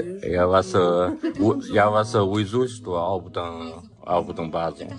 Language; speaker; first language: Russian; non-native, learner; Chinese